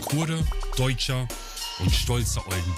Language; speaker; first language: German; early bilingual, other home language; Kurdish